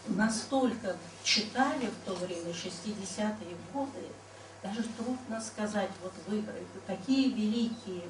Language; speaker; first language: Russian; non-native, local second language; Karachay-Balkar